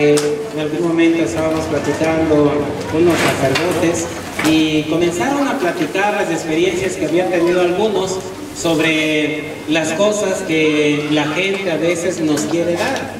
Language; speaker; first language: Spanish; native; Spanish